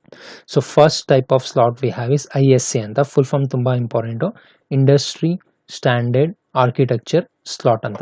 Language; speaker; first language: Kannada; native; Kannada